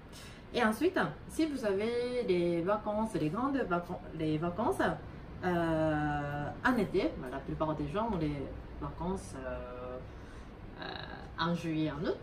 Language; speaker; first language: French; non-native, fluent; Japanese